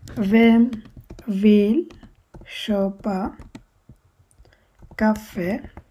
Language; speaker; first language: Swedish; non-native, fluent; Bangla